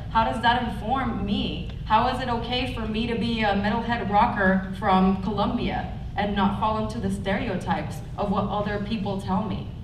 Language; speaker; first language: English; non-native, fluent; Spanish